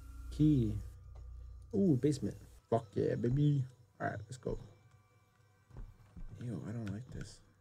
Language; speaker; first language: English; native; English